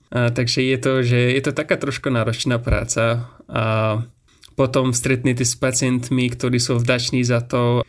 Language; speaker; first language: Slovak; non-native, fluent; Persian